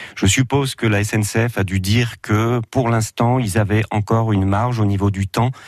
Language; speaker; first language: French; native; French